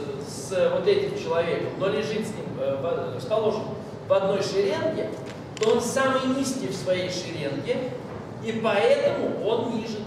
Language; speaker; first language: Russian; native; Russian